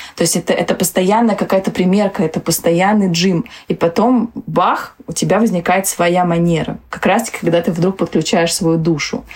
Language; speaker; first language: Russian; early bilingual, other home language; Tajik